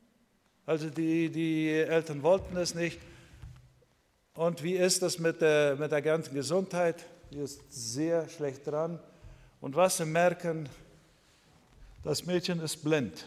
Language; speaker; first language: German; non-native, fluent; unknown